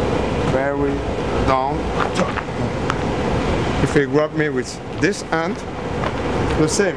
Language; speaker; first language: English; non-native, learner; French